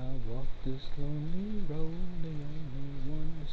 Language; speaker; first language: English; native; English